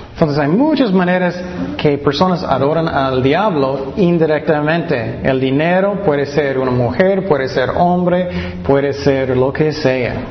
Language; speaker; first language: Spanish; non-native, fluent; English